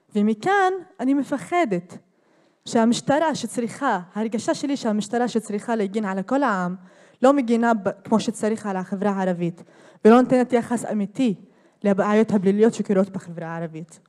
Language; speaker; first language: Hebrew; non-native, local second language; Arabic